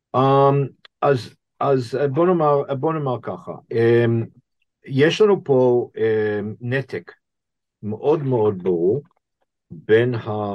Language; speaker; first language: Hebrew; non-native, fluent; English